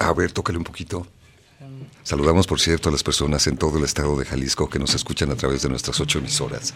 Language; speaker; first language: Spanish; native; Spanish